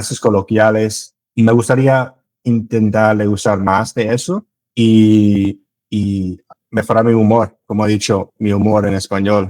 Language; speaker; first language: Spanish; non-native, fluent; English